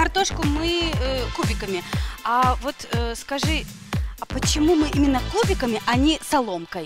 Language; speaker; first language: Russian; native; Russian